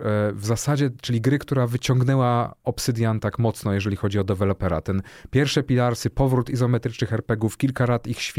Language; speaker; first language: Polish; native; Polish